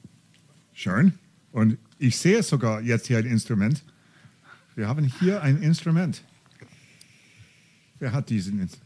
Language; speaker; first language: German; non-native, fluent; English